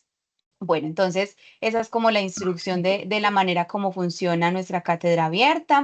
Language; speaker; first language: Spanish; native; Spanish